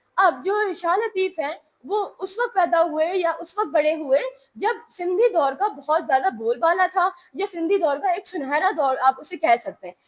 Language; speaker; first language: Urdu; native; Urdu